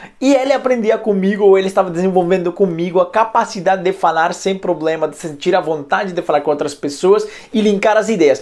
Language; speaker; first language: Portuguese; non-native, fluent; Spanish